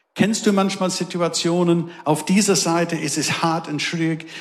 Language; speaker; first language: German; non-native, fluent; English